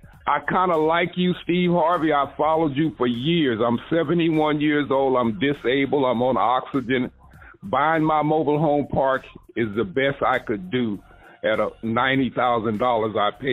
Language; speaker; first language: English; native; English